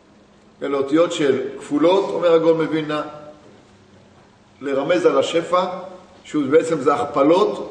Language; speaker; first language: Hebrew; native; Hebrew